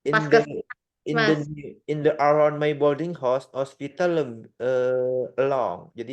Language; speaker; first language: English; non-native, learner; Indonesian